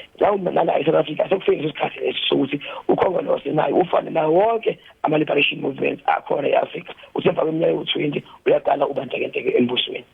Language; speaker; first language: Zulu; native; Zulu